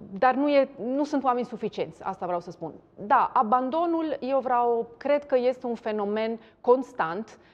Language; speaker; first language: Romanian; non-native, fluent; Italian